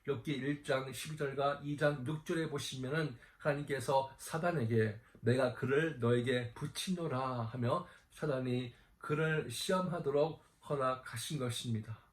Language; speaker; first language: Korean; native; Korean